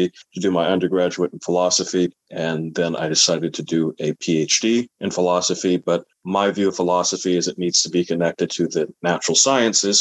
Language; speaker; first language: English; native; English